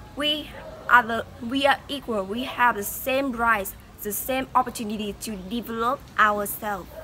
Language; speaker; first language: English; non-native, fluent; Vietnamese